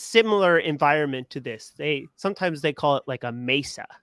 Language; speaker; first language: English; native; English